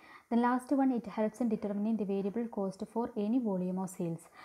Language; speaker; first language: English; non-native, local second language; Malayalam